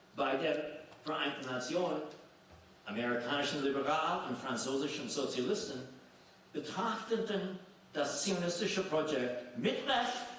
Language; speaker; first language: German; non-native, fluent; English